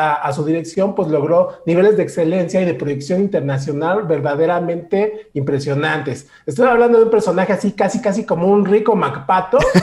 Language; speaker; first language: Spanish; native; Spanish